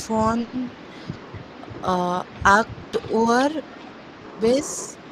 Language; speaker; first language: German; non-native, learner; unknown